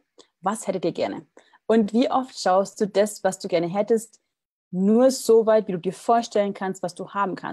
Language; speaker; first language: German; native; German